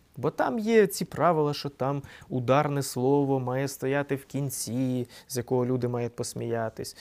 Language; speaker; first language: Ukrainian; non-native, local second language; Russian